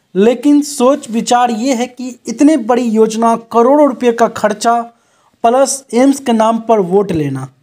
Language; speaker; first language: Hindi; native; Hindi